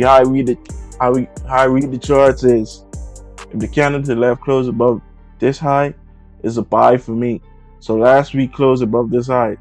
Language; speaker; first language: English; native; English